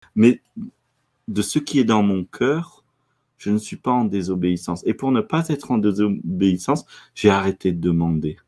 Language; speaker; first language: French; native; French